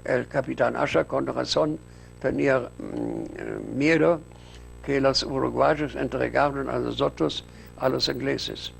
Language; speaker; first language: Spanish; non-native, fluent; German